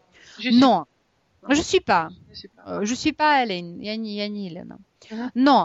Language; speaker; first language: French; non-native, fluent; Russian